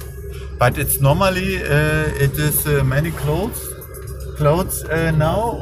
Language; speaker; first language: English; non-native, learner; German